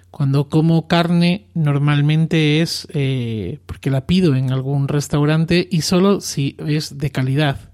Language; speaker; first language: Spanish; native; Spanish